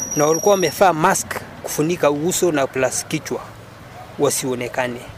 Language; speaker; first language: Swahili; non-native, local second language; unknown